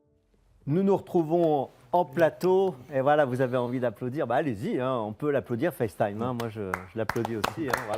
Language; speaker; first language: French; native; French